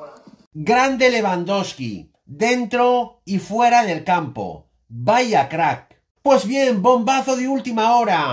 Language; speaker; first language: Spanish; native; Spanish